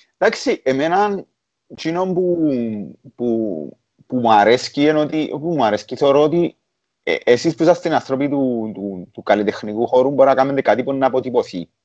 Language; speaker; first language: Greek; native; Greek